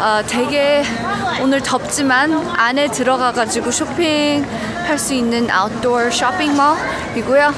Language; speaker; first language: Korean; early bilingual, heritage; Korean